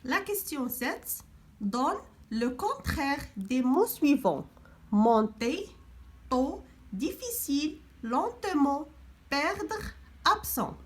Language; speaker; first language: French; non-native, local second language; Arabic